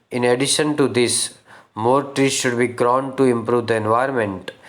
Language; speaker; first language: English; non-native, local second language; Gujarati